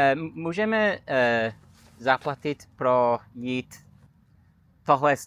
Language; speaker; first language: Czech; non-native, learner; English